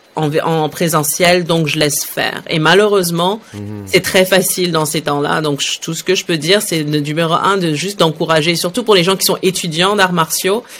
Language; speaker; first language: French; early bilingual, other home language; Arabic